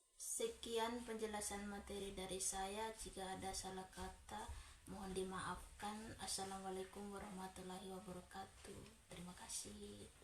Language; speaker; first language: Indonesian; non-native, local second language; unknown